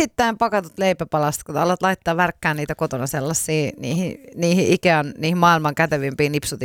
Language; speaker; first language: Finnish; native; Finnish